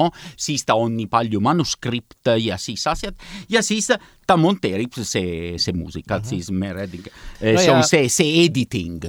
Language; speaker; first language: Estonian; non-native, learner; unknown